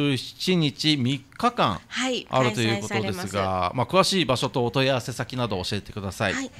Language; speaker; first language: Japanese; native; Japanese